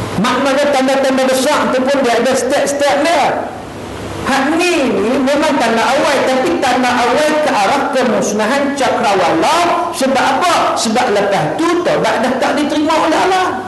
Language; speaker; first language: Malay; native; Malay